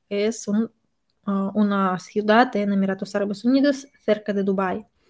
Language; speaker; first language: Spanish; non-native, fluent; Russian